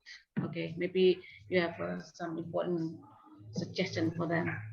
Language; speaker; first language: English; non-native, fluent; Indonesian